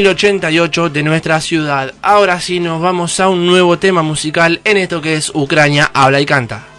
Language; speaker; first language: Spanish; native; Spanish